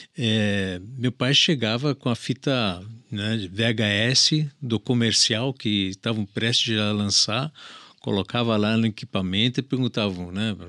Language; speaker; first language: Portuguese; early bilingual, other home language; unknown